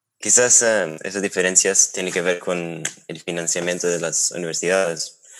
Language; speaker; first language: Spanish; non-native, fluent; English